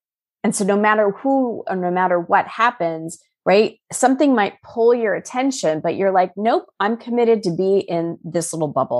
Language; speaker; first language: English; native; English